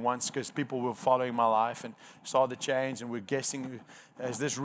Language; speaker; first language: English; non-native, local second language; Afrikaans